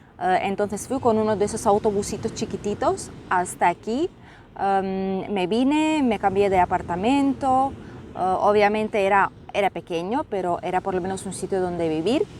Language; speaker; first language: Spanish; non-native, fluent; Russian